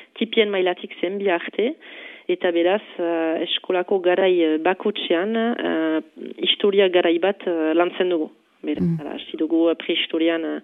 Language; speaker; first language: Basque; native; Basque